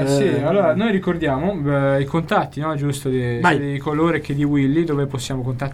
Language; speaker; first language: Italian; native; Italian